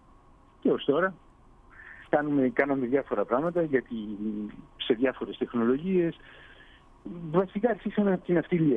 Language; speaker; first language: Greek; early bilingual, heritage; Greek